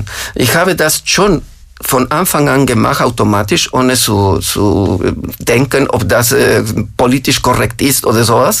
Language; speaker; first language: German; non-native, fluent; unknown